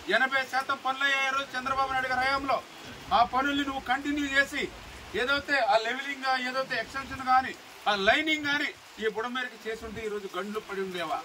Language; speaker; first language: Telugu; native; Telugu